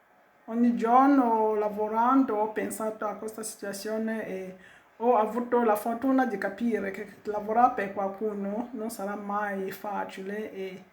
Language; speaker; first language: Italian; non-native, learner; French